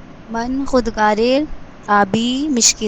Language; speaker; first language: Persian; non-native, learner; Urdu